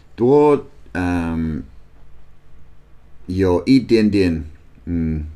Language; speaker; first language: Chinese; non-native, learner; English